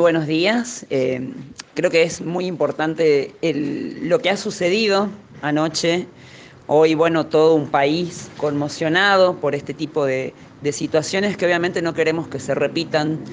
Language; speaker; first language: Spanish; native; Spanish